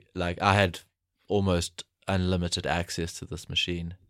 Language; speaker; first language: English; native; English